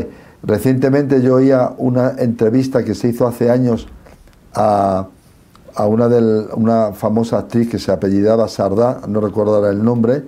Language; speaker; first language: Spanish; native; Spanish